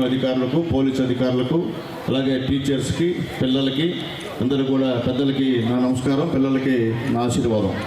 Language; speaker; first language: Telugu; native; Telugu